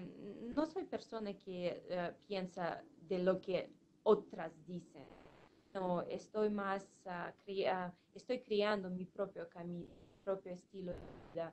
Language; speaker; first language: Spanish; non-native, fluent; Russian